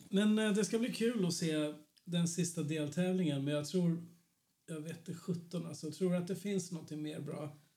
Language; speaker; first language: Swedish; native; Swedish